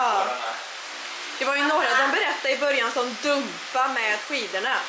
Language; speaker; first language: Swedish; native; Swedish